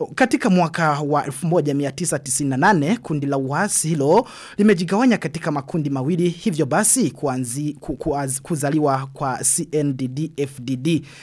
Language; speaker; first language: Swahili; non-native, local second language; Rundi